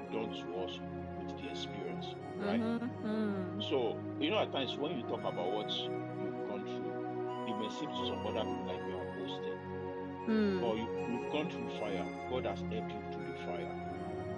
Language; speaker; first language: English; non-native, local second language; Yoruba